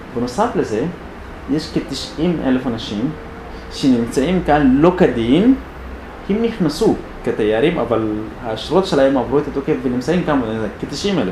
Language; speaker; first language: Hebrew; non-native, fluent; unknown